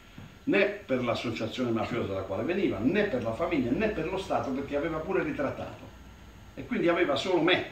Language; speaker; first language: Italian; native; Italian